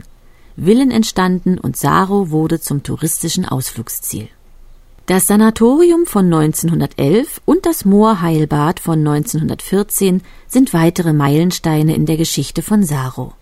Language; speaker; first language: German; native; German